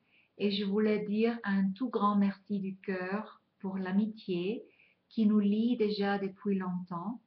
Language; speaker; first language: French; non-native, fluent; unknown